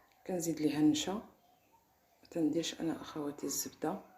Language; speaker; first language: Arabic; native; Arabic